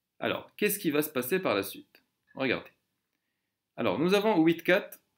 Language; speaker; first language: French; non-native, local second language; Arabic